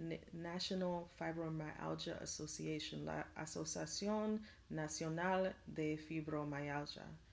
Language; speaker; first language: Spanish; non-native, learner; English